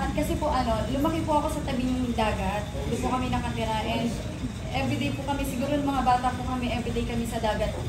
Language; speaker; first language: Filipino; native; Filipino